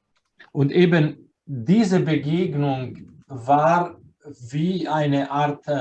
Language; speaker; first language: German; non-native, fluent; Croatian